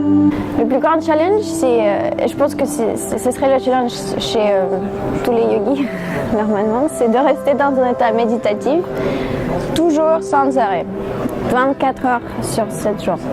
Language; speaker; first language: French; non-native, fluent; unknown